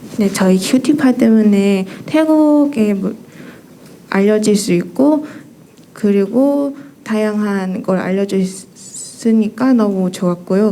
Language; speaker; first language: Korean; non-native, fluent; Thai